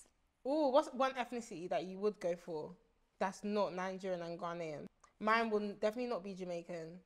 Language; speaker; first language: English; early bilingual, other home language; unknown